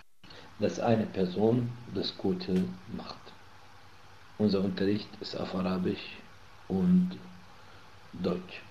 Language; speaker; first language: German; non-native, fluent; Arabic